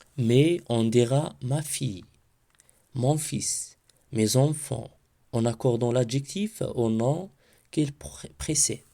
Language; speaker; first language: French; non-native, local second language; Arabic